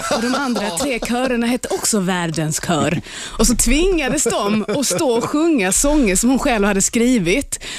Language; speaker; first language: Swedish; native; Swedish